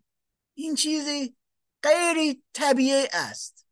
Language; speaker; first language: Persian; non-native, fluent; English